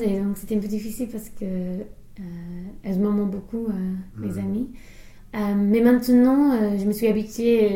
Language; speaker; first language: French; non-native, fluent; English